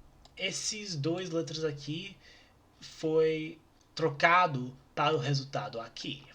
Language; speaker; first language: Portuguese; non-native, learner; English